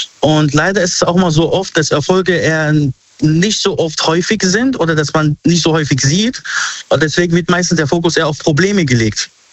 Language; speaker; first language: German; early bilingual, other home language; Arabic